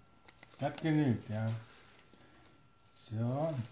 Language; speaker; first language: German; native; German